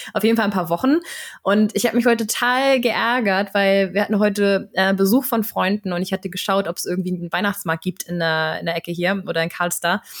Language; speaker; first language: German; native; German